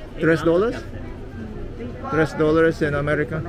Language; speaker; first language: Spanish; non-native, learner; English